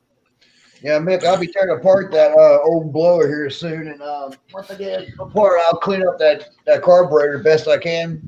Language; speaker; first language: English; native; English